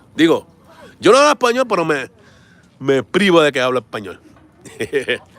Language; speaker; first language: Spanish; early bilingual, heritage; Spanish